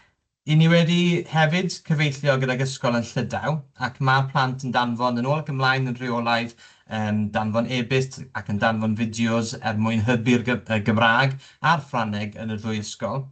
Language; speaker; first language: Welsh; native; Welsh